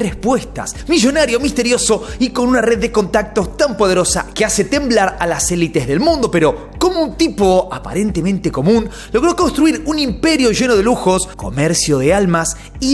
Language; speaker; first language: Spanish; native; Spanish